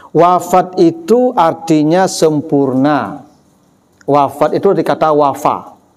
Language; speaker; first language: Malay; non-native, local second language; Minangkabau